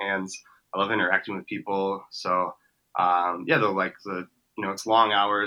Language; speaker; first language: English; native; English